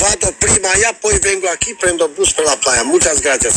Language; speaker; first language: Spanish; non-native, learner; Albanian